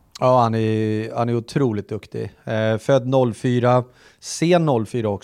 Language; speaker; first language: Swedish; native; Swedish